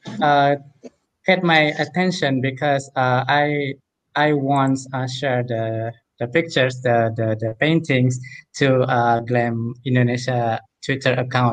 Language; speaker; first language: English; non-native, fluent; Indonesian